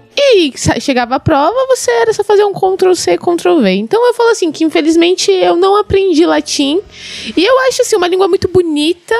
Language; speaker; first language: Portuguese; native; Portuguese